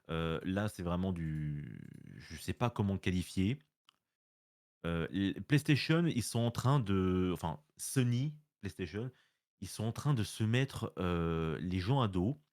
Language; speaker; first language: French; native; French